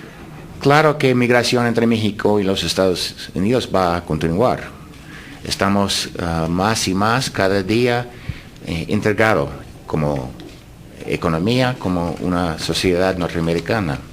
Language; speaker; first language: Spanish; non-native, fluent; English